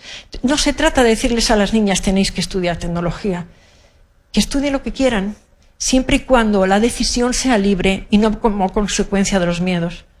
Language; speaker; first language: Spanish; native; Spanish